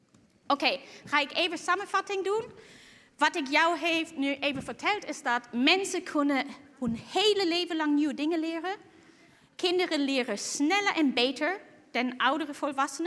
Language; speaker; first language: Dutch; non-native, fluent; German